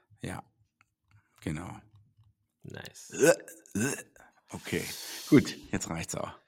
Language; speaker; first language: German; native; German